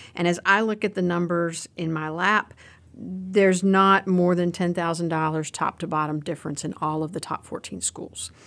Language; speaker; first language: English; native; English